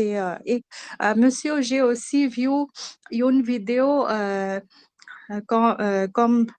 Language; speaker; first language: French; non-native, learner; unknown